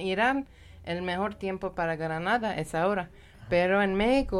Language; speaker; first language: Spanish; non-native, learner; Persian